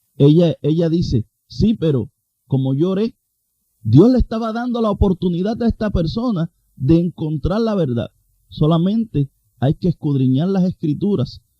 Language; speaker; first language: Spanish; native; Spanish